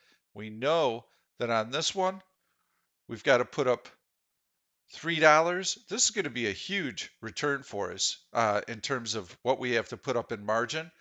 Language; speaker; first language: English; native; English